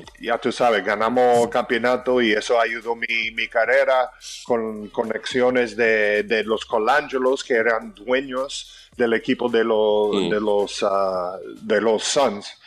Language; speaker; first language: Spanish; early bilingual, heritage; English